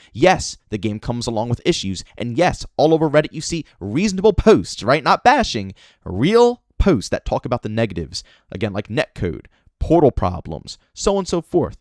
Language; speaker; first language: English; native; English